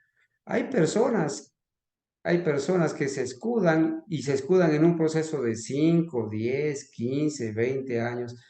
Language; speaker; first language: Spanish; native; Spanish